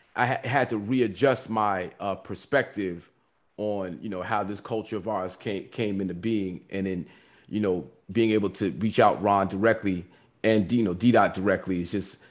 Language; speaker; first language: English; native; English